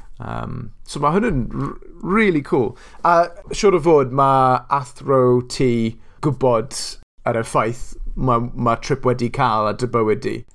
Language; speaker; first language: Welsh; non-native, local second language; English